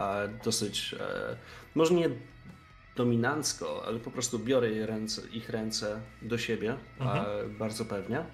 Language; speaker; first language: Polish; native; Polish